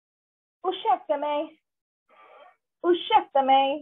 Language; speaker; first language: Swedish; non-native, learner; Bangla